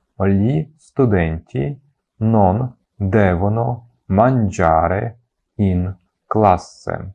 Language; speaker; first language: Italian; non-native, fluent; Ukrainian